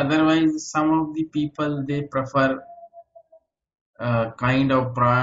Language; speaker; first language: English; non-native, local second language; Hindi